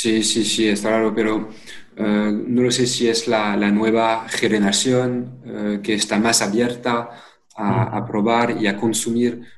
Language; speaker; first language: Spanish; non-native, fluent; French